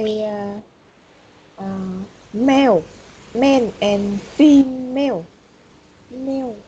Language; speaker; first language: English; non-native, learner; Vietnamese